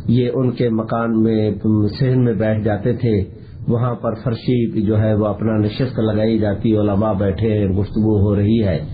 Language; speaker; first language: Urdu; non-native, local second language; Saraiki